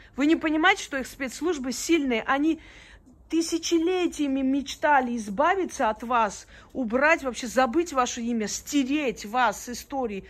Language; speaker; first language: Russian; early bilingual, other home language; Armenian